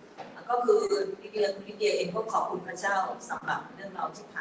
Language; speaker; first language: Thai; native; Thai